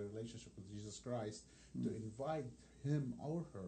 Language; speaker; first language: English; non-native, fluent; Arabic